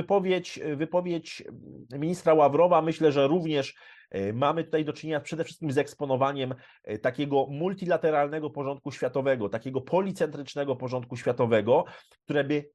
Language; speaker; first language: Polish; native; Polish